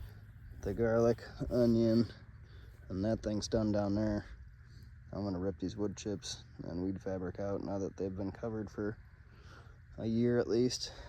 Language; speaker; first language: English; native; English